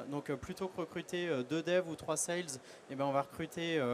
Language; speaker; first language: French; native; French